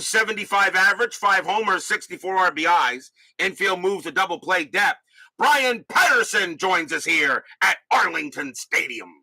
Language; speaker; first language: English; native; English